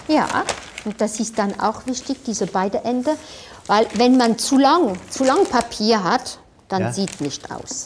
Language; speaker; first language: German; non-native, fluent; French